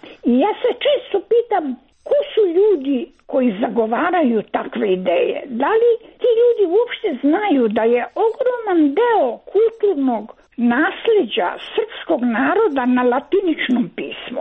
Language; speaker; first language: Croatian; native; Croatian